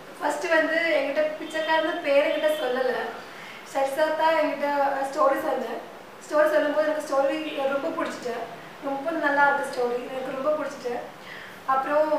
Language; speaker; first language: Tamil; non-native, learner; Malayalam